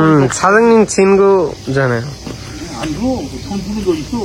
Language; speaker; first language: Korean; non-native, learner; Bangla